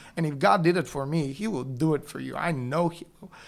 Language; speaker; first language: English; non-native, fluent; Bulgarian